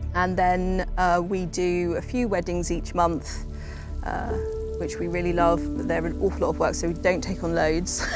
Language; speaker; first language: English; native; English